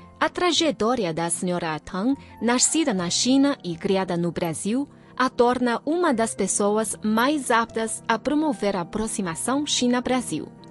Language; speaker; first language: Portuguese; non-native, fluent; Chinese